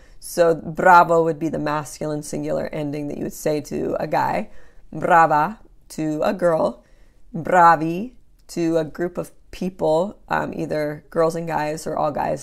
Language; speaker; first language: English; native; English